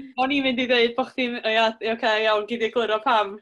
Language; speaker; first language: Welsh; native; Welsh